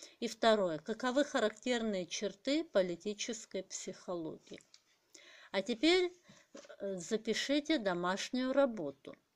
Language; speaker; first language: Russian; non-native, local second language; Kazakh